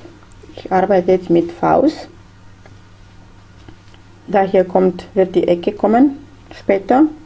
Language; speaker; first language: German; non-native, fluent; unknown